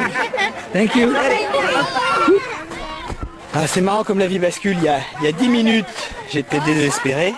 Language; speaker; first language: French; native; French